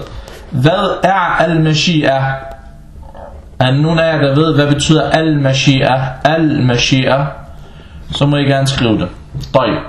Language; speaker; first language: Danish; early bilingual, other home language; Arabic